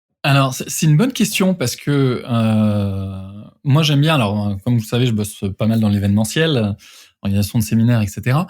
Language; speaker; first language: French; native; French